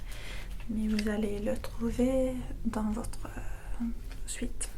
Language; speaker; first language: French; non-native, fluent; English